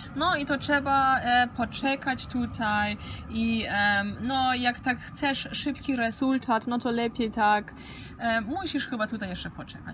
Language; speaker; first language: Polish; early bilingual, heritage; Polish